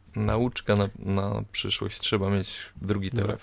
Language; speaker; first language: Polish; native; Polish